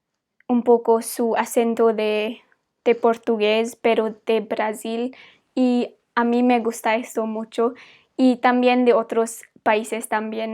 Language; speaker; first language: Spanish; non-native, fluent; English